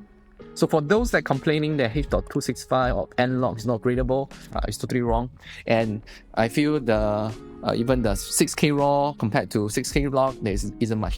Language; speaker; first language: English; non-native, fluent; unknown